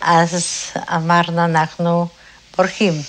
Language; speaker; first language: Hebrew; non-native, fluent; Polish